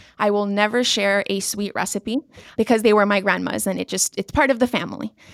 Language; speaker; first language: English; non-native, local second language; Spanish